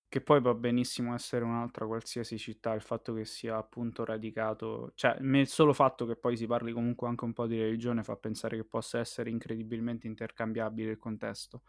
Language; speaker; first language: Italian; native; Italian